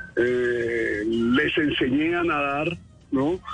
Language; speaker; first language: Spanish; native; Spanish